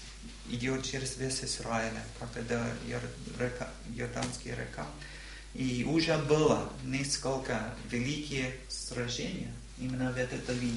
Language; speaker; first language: Russian; non-native, learner; English